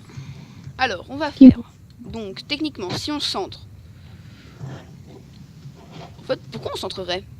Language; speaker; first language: French; native; French